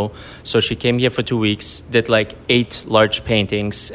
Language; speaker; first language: English; non-native, fluent; German